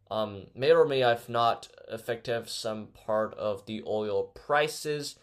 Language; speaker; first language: English; non-native, fluent; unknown